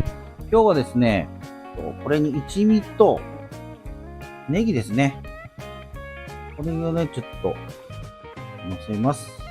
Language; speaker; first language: Japanese; native; Japanese